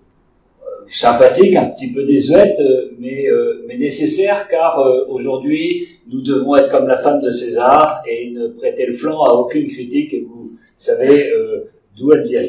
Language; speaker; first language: French; native; French